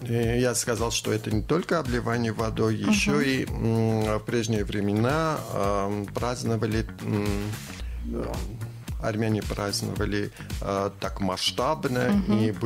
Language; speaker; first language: Russian; non-native, fluent; Armenian